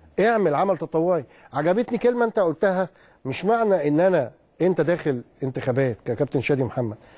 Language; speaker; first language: Arabic; native; Arabic